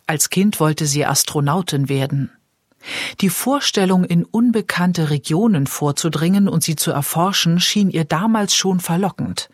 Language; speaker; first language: German; native; German